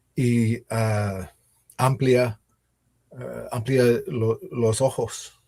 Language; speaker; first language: Spanish; non-native, learner; English